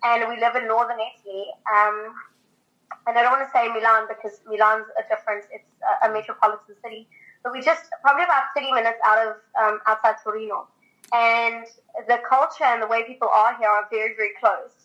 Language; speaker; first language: English; native; English